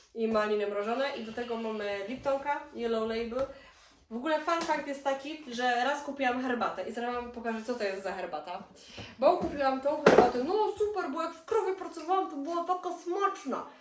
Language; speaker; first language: Polish; native; Polish